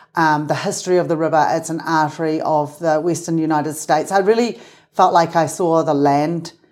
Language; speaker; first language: English; native; English